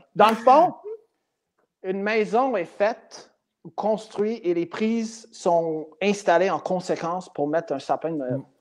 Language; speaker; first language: French; non-native, local second language; English